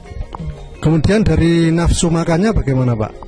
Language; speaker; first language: Indonesian; native; Indonesian